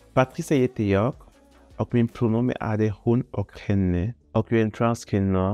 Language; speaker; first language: Swedish; non-native, learner; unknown